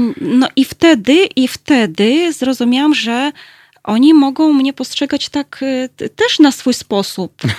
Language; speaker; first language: Polish; early bilingual, heritage; Russian